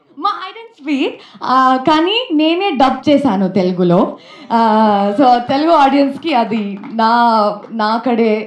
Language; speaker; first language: Telugu; non-native, learner; Kannada